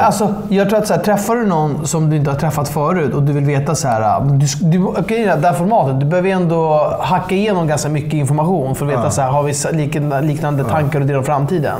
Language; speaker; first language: Swedish; native; Swedish